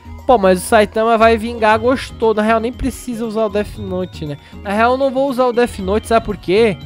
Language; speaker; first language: Portuguese; native; Portuguese